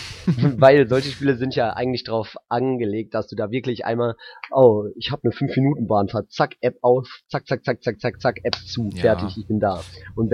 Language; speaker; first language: German; native; German